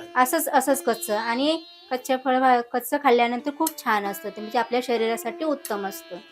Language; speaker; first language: Marathi; native; Marathi